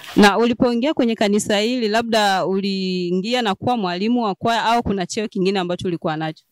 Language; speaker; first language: Swahili; native; Swahili